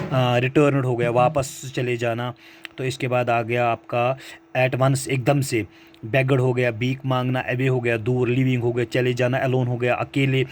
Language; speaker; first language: Hindi; native; Hindi